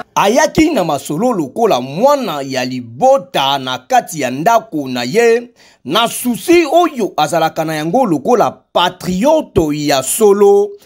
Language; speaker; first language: Lingala; native; Lingala